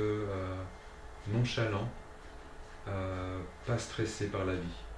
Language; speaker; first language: French; native; French